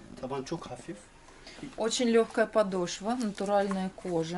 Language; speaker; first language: Russian; native; Russian